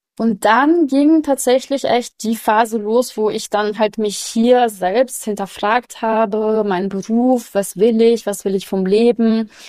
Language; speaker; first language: German; early bilingual, other home language; Russian